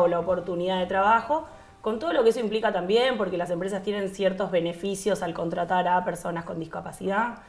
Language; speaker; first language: Spanish; native; Spanish